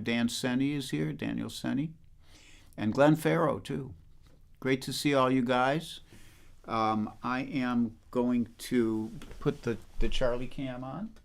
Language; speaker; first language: English; native; English